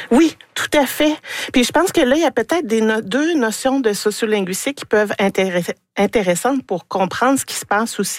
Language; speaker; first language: French; native; French